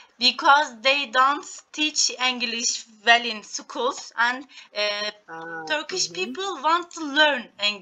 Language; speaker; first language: English; non-native, learner; Turkish